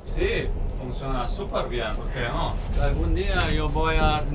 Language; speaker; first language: Spanish; non-native, fluent; Polish